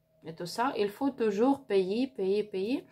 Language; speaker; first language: French; non-native, learner; Ukrainian